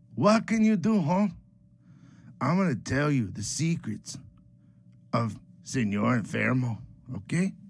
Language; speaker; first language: English; native; English